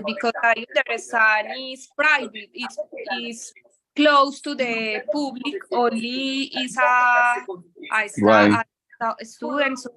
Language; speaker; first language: English; non-native, learner; Spanish